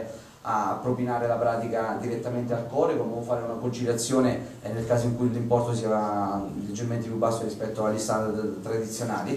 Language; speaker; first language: Italian; native; Italian